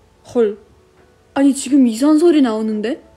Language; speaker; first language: Korean; non-native, fluent; Russian